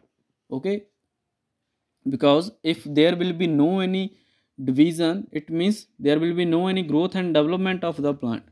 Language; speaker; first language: English; non-native, local second language; Punjabi